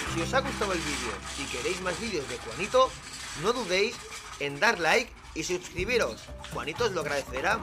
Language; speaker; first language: Spanish; native; Spanish